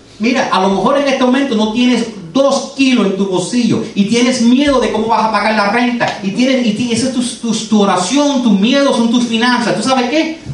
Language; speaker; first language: Spanish; early bilingual, heritage; Spanish